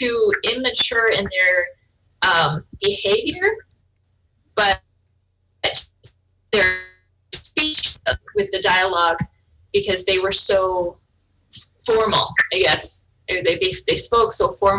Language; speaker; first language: English; non-native, fluent; German